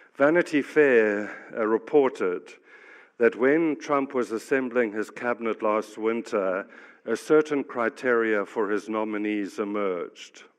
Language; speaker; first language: English; native; English